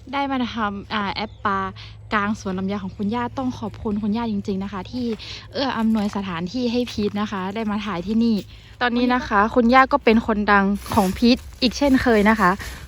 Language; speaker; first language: Thai; non-native, local second language; Western Kayah